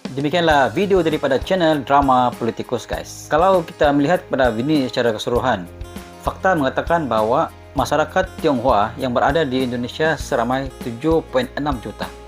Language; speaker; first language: Malay; native; Malay